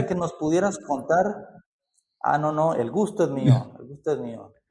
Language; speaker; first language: Spanish; native; Spanish